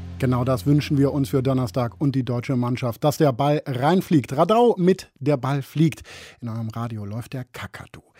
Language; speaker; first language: German; native; German